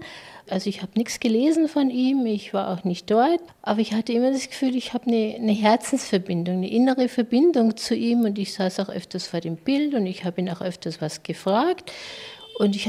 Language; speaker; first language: German; native; German